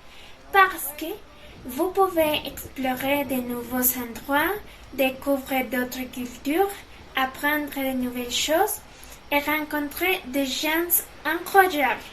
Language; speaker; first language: French; non-native, learner; Spanish